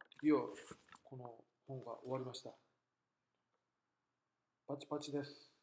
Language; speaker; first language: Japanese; non-native, fluent; Korean